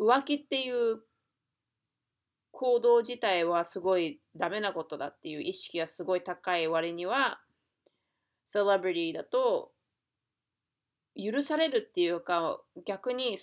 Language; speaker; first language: Japanese; native; Japanese